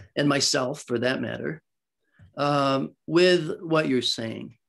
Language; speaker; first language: English; early bilingual, other home language; Swedish